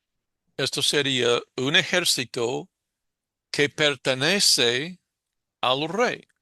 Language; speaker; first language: Spanish; non-native, fluent; English